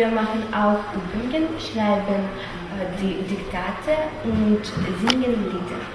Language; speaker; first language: German; non-native, learner; Ukrainian